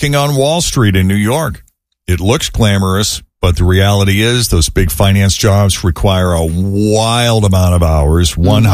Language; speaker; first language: English; native; English